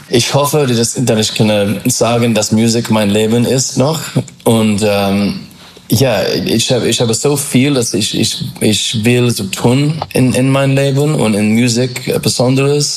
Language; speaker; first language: German; non-native, learner; English